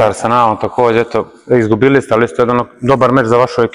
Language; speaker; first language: Bosnian; native; Bosnian